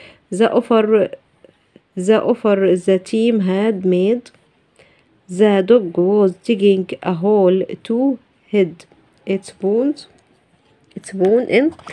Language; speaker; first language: English; non-native, fluent; Arabic